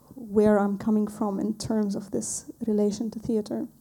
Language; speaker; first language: English; non-native, fluent; Arabic